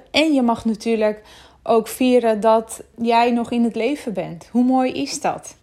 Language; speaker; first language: Dutch; non-native, fluent; Armenian